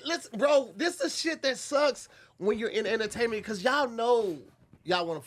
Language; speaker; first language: English; native; English